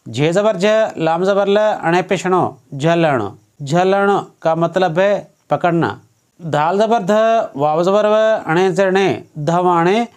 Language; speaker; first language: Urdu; non-native, local second language; Sindhi